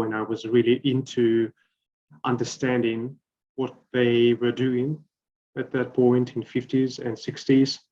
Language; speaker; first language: English; non-native, fluent; Russian